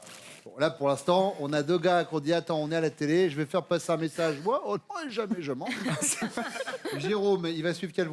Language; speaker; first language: French; native; French